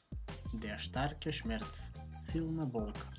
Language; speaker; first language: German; non-native, fluent; Macedonian